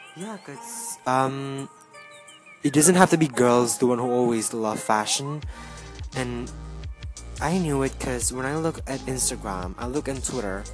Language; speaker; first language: English; non-native, learner; Indonesian